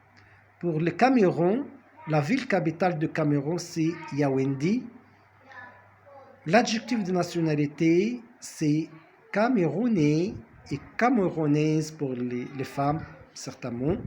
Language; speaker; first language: French; non-native, fluent; Arabic